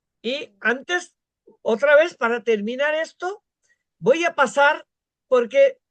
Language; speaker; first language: Spanish; non-native, fluent; Bangla